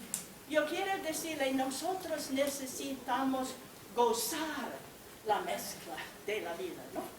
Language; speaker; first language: Spanish; non-native, fluent; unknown